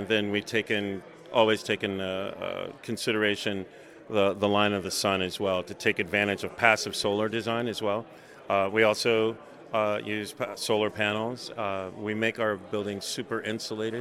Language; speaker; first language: English; native; English